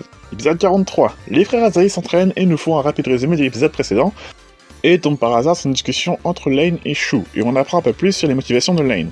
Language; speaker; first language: French; native; French